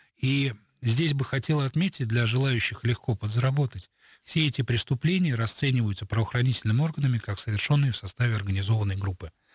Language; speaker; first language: Russian; native; Russian